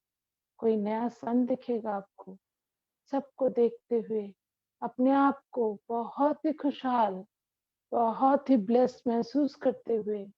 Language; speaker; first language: Hindi; non-native, local second language; Bangla